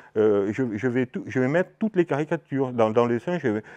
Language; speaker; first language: French; native; French